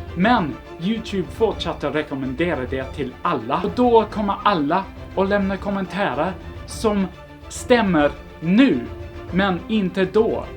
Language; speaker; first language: Swedish; non-native, fluent; English